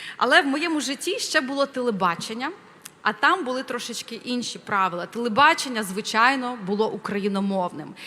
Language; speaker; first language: Ukrainian; non-native, local second language; Russian